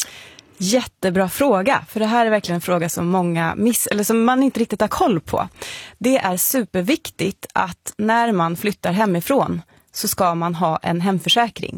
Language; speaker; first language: Swedish; native; Swedish